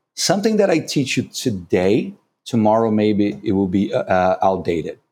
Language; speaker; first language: English; non-native, fluent; Portuguese